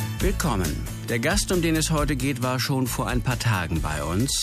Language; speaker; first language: German; native; German